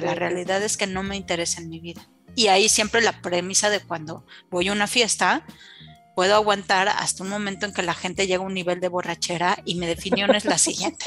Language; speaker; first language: Spanish; native; Spanish